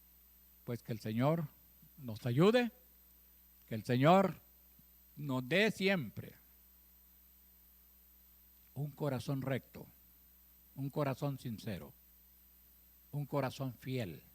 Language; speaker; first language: Spanish; native; Spanish